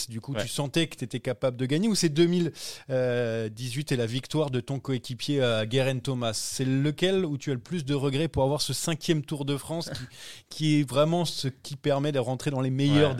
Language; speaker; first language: French; native; French